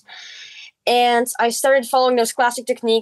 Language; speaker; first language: English; non-native, fluent; Czech